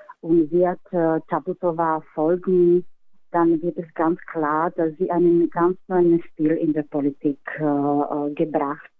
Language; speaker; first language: German; non-native, fluent; Slovak